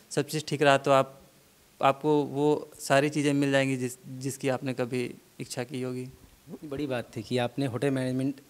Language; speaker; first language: Hindi; native; Hindi